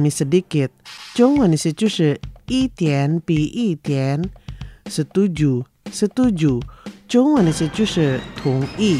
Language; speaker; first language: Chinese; non-native, learner; Indonesian